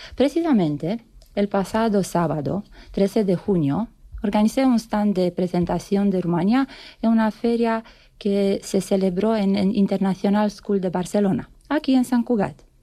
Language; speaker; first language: Spanish; non-native, fluent; Romanian